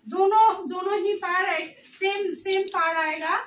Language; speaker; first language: Hindi; non-native, local second language; Bangla